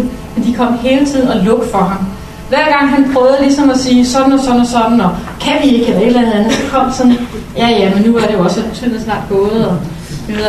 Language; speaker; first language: Danish; native; Danish